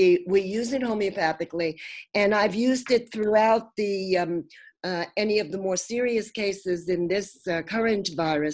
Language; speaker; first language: English; native; English